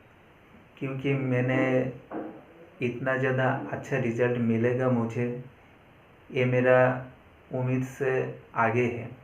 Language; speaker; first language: Hindi; non-native, local second language; Bangla